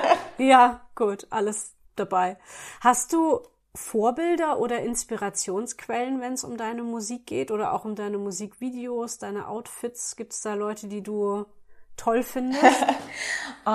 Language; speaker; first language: German; native; German